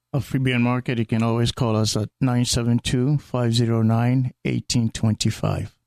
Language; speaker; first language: English; non-native, local second language; Akan